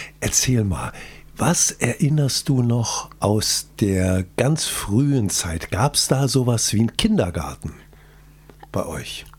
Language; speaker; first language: German; native; German